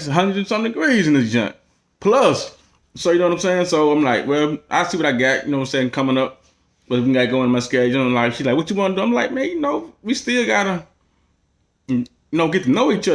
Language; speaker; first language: English; native; English